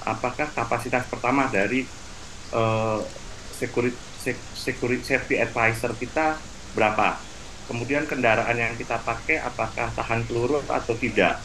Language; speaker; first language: Indonesian; native; Indonesian